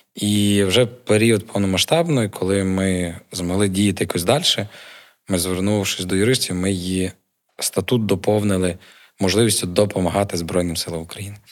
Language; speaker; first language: Ukrainian; native; Ukrainian